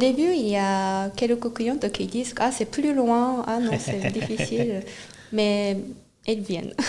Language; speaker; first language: French; non-native, fluent; Japanese